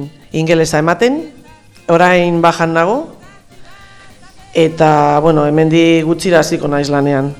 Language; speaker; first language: Basque; non-native, local second language; Spanish